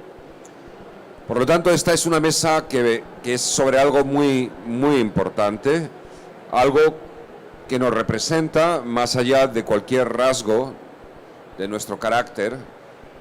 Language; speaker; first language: Spanish; native; Spanish